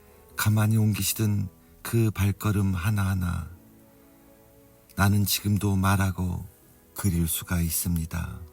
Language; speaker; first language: Korean; native; Korean